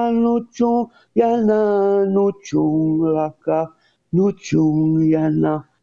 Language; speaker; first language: English; native; English